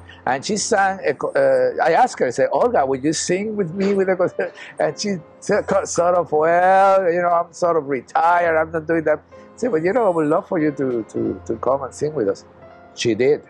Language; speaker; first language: English; non-native, fluent; Spanish